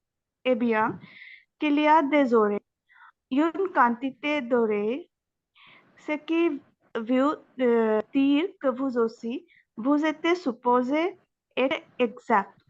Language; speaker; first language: French; non-native, learner; Bangla